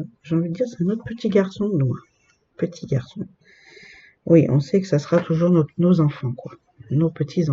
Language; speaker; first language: French; native; French